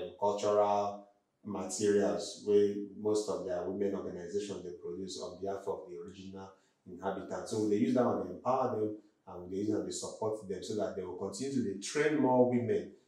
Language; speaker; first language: Nigerian Pidgin; non-native, local second language; Igbo